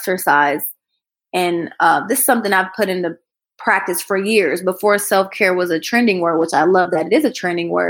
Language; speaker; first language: English; native; English